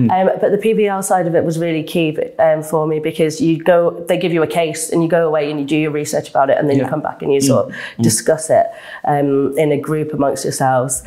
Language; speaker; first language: English; native; English